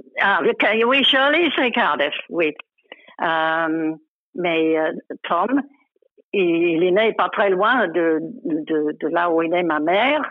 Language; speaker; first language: French; non-native, fluent; English